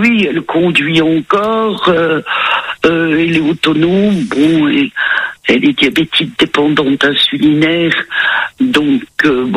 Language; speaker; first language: French; native; French